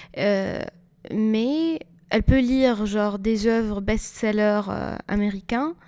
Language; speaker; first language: French; non-native, local second language; Arabic